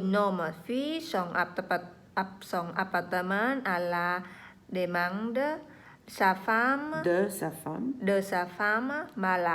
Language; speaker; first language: French; non-native, learner; Vietnamese